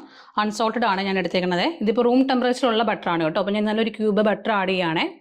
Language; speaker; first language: Malayalam; native; Malayalam